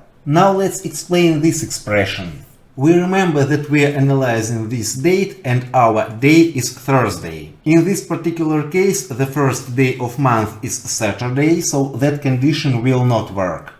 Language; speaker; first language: English; non-native, fluent; Russian